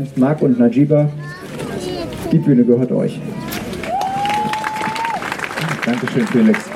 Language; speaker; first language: German; native; German